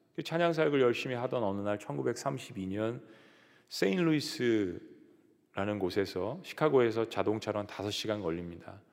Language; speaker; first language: Korean; native; Korean